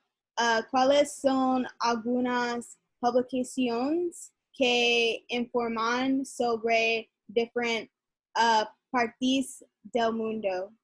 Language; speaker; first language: Spanish; non-native, learner; English